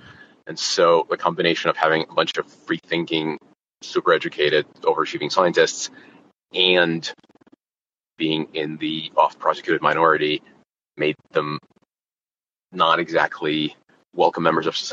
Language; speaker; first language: English; non-native, fluent; Russian